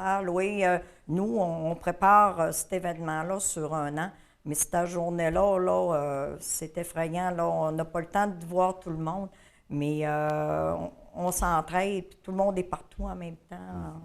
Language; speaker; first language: French; native; French